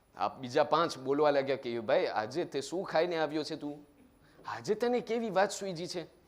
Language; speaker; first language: Gujarati; early bilingual, heritage; Gujarati